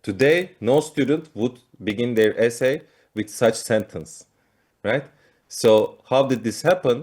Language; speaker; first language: English; non-native, fluent; Turkish